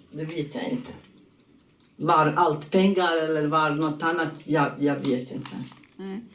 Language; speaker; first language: Swedish; non-native, learner; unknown